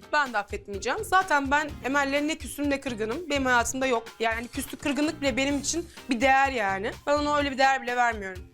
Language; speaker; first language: Turkish; native; Turkish